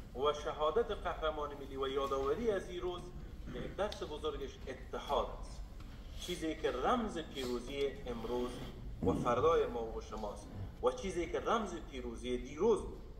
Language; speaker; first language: Persian; native; Persian